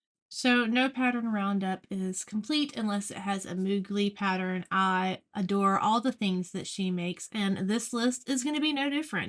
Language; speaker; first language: English; native; English